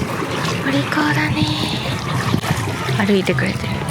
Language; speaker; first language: Japanese; native; Japanese